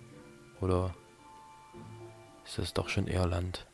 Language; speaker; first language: German; native; German